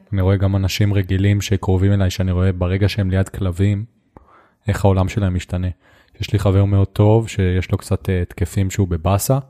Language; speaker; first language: Hebrew; native; Hebrew